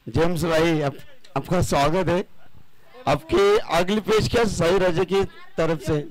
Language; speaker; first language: Hindi; non-native, local second language; Marathi